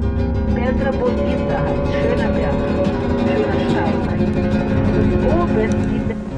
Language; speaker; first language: German; non-native, fluent; Portuguese